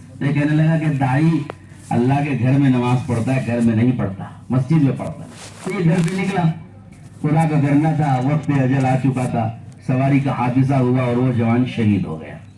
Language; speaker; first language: Urdu; native; Urdu